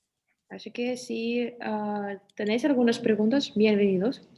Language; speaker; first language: Spanish; non-native, fluent; Russian